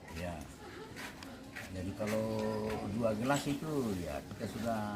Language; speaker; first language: Indonesian; non-native, local second language; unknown